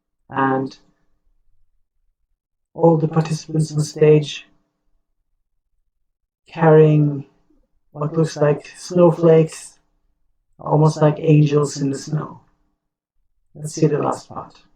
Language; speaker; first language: English; non-native, fluent; Norwegian